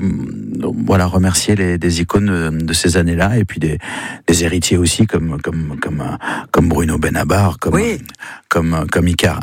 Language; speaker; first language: French; native; French